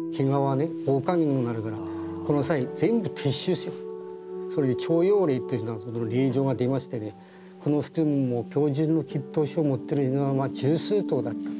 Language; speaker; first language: Japanese; native; Japanese